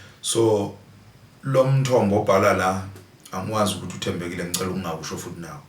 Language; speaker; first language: Zulu; native; Zulu